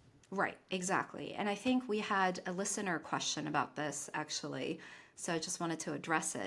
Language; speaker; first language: English; native; English